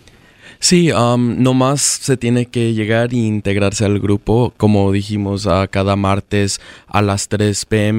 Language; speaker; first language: Spanish; early bilingual, other home language; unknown